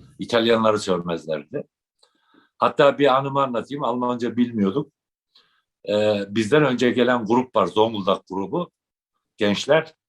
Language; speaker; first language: Turkish; native; Turkish